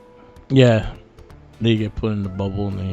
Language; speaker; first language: English; native; English